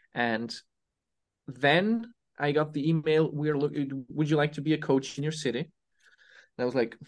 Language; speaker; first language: English; non-native, fluent; Serbian